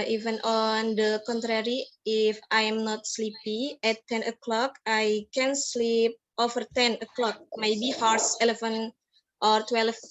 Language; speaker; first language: English; non-native, learner; Indonesian